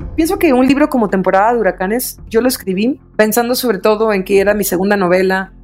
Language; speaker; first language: Spanish; native; Spanish